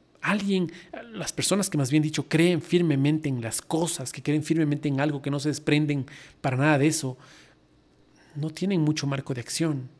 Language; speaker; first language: Spanish; native; Spanish